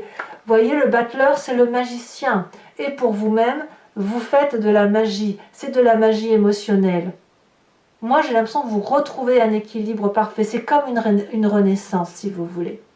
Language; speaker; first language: French; native; French